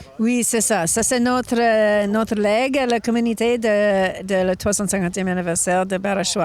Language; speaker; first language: French; non-native, local second language; English